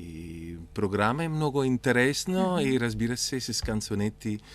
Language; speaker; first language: Bulgarian; non-native, fluent; Italian